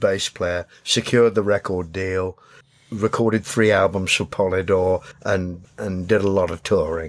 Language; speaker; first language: English; native; English